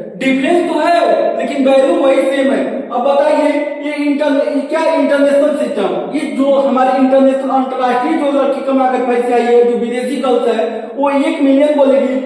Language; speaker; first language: Hindi; native; Hindi